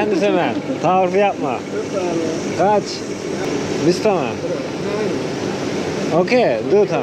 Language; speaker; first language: Turkish; native; Turkish